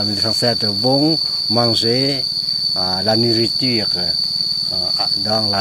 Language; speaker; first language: French; non-native, fluent; Lao